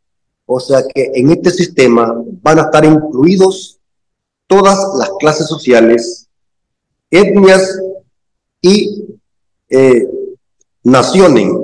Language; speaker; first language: Spanish; native; Spanish